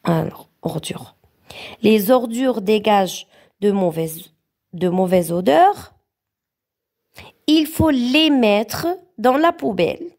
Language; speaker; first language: French; non-native, local second language; Arabic